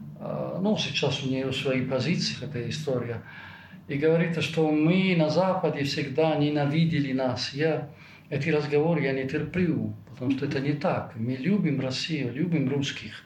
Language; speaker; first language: Russian; non-native, fluent; Italian